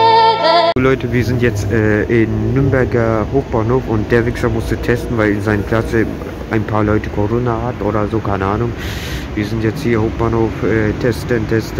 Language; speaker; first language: German; early bilingual, other home language; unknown